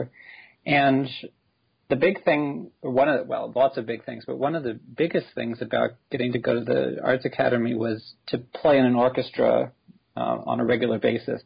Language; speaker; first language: English; native; English